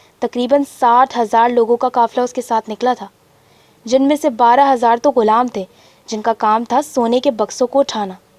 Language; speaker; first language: Urdu; native; Urdu